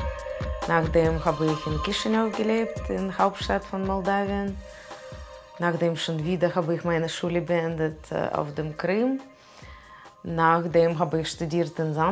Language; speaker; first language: German; non-native, learner; Russian